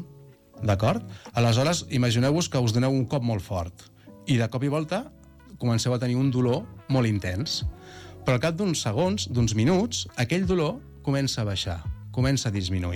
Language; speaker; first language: Catalan; native; Catalan